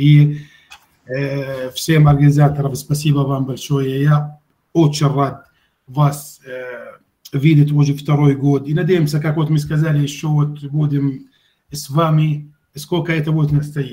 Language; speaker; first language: Russian; non-native, fluent; Arabic